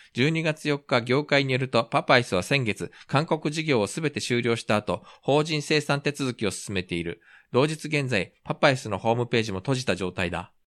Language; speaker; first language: Japanese; native; Japanese